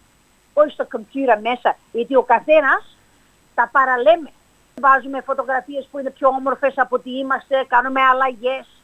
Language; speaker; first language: Greek; early bilingual, heritage; English